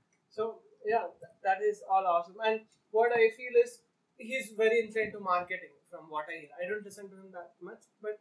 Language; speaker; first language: English; non-native, local second language; Marathi